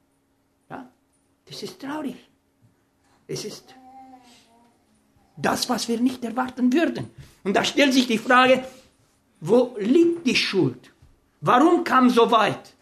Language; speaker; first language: German; non-native, fluent; Romanian